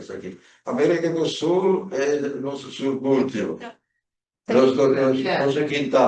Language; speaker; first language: Portuguese; early bilingual, other home language; German